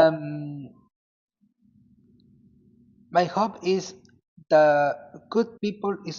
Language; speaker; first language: English; non-native, learner; Spanish